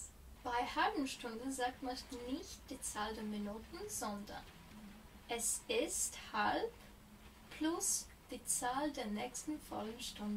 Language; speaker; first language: German; non-native, fluent; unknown